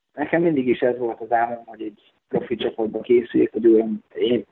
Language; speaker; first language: Hungarian; native; Hungarian